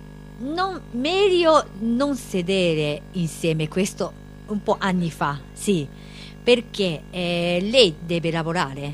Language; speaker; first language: Italian; non-native, learner; Japanese